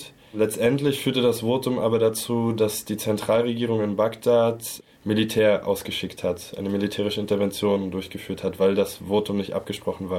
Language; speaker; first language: German; native; German